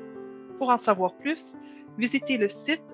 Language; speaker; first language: French; native; French